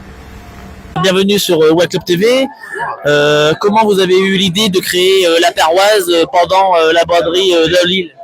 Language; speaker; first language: French; native; French